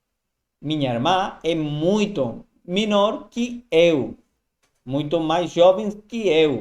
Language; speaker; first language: Portuguese; non-native, fluent; Spanish